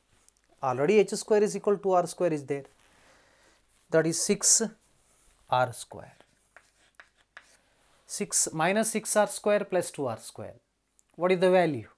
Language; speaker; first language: English; non-native, local second language; Telugu